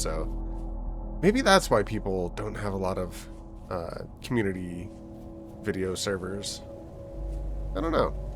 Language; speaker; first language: English; native; English